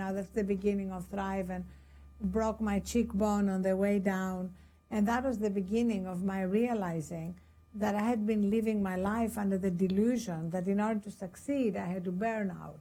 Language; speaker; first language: English; non-native, fluent; Greek